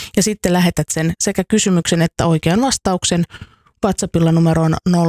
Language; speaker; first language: Finnish; native; Finnish